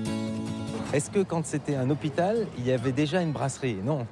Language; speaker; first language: French; native; French